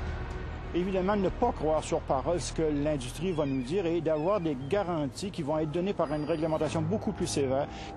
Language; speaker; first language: French; native; French